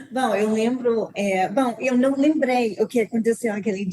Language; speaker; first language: Portuguese; non-native, learner; English